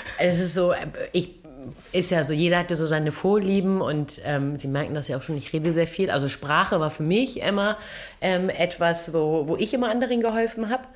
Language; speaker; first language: German; early bilingual, other home language; Turkish